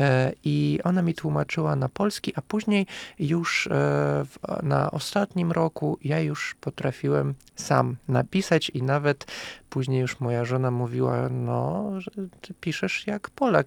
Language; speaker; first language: Polish; non-native, fluent; Russian